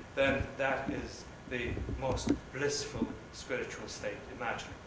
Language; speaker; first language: English; non-native, fluent; Turkish